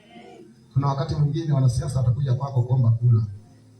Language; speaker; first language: Swahili; native; Swahili